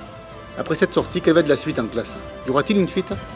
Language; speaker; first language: French; native; French